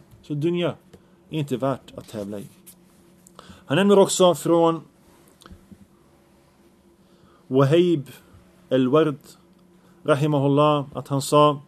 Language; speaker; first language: Swedish; early bilingual, other home language; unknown